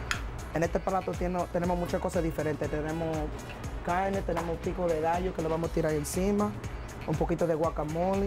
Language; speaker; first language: Spanish; early bilingual, heritage; Spanish